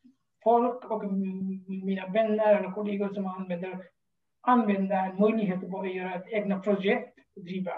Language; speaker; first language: Swedish; non-native, fluent; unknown